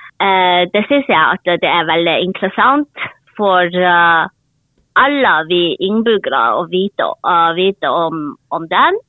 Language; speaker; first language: Norwegian; non-native, learner; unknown